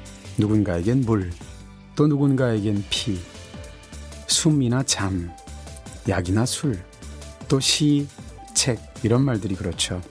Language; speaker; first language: Korean; native; Korean